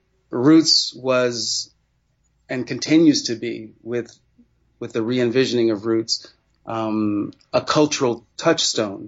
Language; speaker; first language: English; native; English